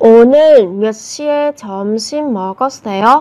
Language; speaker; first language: Korean; non-native, fluent; Vietnamese